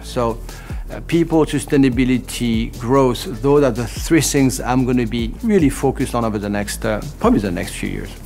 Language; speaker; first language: English; non-native, fluent; French